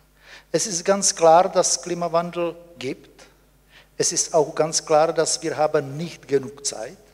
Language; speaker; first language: German; non-native, fluent; Czech